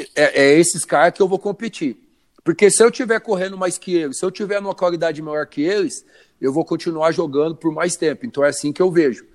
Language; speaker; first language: Portuguese; native; Portuguese